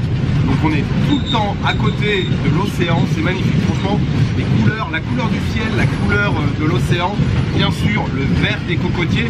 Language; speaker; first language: French; native; French